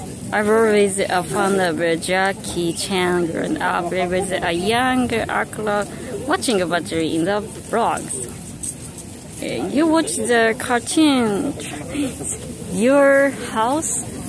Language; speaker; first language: English; non-native, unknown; Japanese